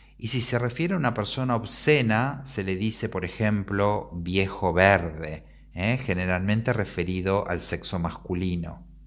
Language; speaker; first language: Spanish; native; Spanish